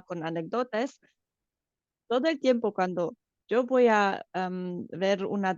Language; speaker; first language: Spanish; non-native, fluent; Romanian